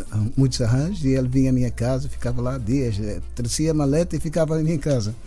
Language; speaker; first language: Portuguese; non-native, local second language; Kabuverdianu